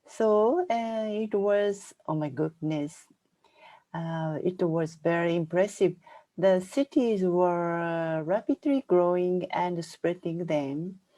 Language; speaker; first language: English; non-native, fluent; Japanese